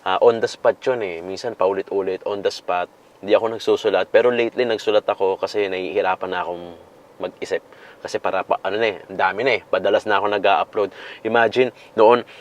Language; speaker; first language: Filipino; native; Filipino